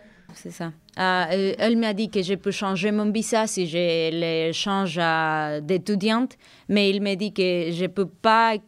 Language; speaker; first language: French; non-native, learner; Spanish